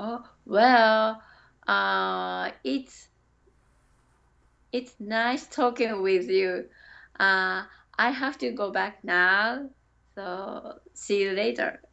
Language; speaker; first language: English; non-native, learner; Japanese